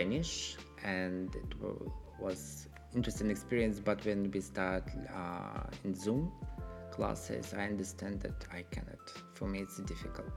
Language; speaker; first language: English; non-native, learner; Russian